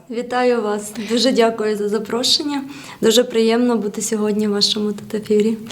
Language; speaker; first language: Ukrainian; non-native, fluent; Georgian